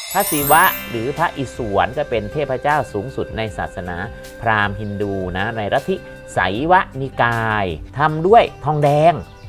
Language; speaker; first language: Thai; native; Thai